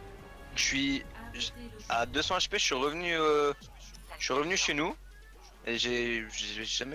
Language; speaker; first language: French; native; French